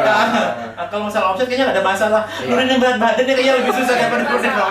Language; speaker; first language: Indonesian; native; Indonesian